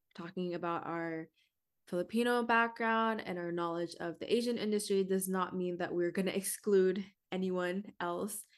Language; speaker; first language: English; early bilingual, other home language; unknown